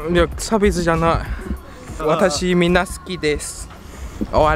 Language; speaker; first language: Japanese; non-native, learner; Filipino